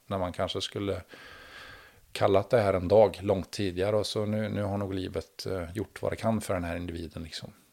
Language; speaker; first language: Swedish; native; Swedish